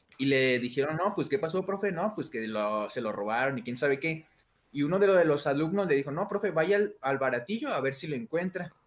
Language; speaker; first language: Spanish; native; Spanish